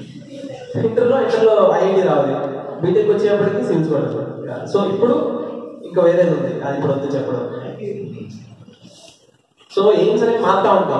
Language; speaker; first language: Telugu; native; Telugu